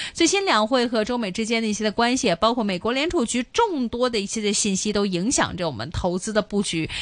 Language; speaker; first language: Chinese; non-native, local second language; Cantonese